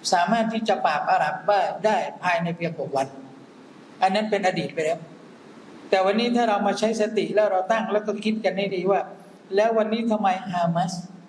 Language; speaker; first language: Thai; non-native, local second language; Malay